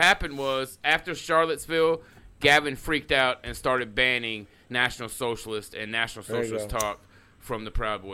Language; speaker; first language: English; native; English